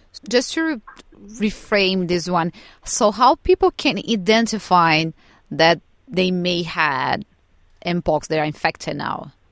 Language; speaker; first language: English; non-native, fluent; Portuguese